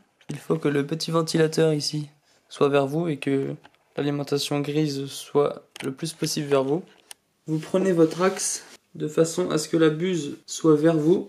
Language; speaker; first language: French; native; French